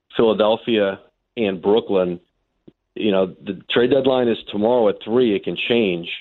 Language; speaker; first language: English; native; English